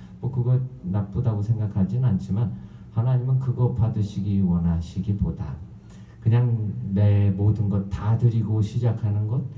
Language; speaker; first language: Korean; native; Korean